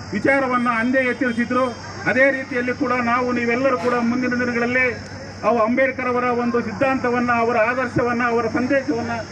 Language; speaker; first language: Kannada; native; Kannada